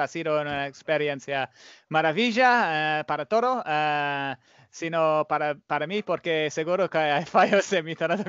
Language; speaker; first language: Spanish; non-native, fluent; English